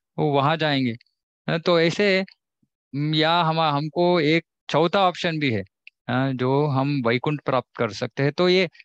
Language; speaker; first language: Hindi; non-native, local second language; Kannada